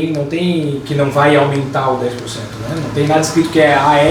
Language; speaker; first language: Portuguese; native; Portuguese